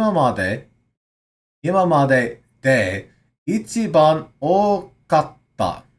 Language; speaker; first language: Japanese; non-native, learner; English